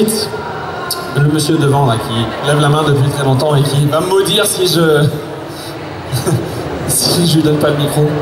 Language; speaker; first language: French; native; French